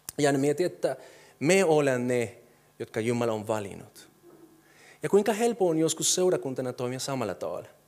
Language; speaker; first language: Finnish; non-native, fluent; Spanish